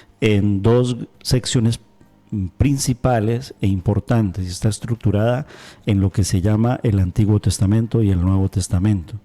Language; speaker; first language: Spanish; native; Spanish